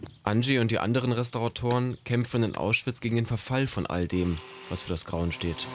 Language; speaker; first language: German; native; German